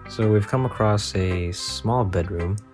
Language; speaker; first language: English; native; English